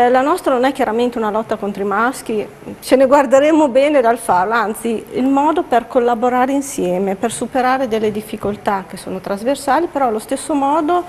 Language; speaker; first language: Italian; native; Italian